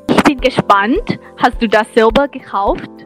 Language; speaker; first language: German; non-native, learner; Thai